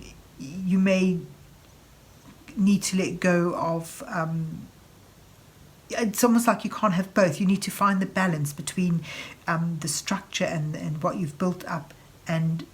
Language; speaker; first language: English; native; English